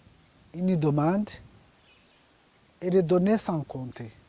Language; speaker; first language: French; non-native, local second language; Kinyarwanda